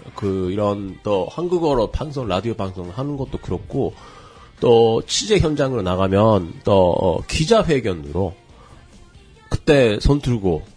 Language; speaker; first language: Korean; non-native, fluent; Japanese